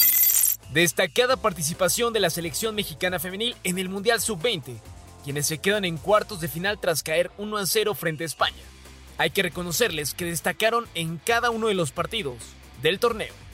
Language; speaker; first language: Spanish; native; Spanish